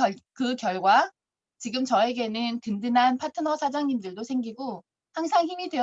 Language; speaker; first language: Korean; native; Korean